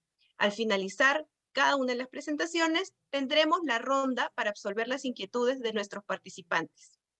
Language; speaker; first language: Spanish; native; Spanish